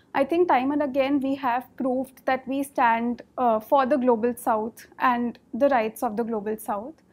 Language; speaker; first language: English; non-native, local second language; Hindi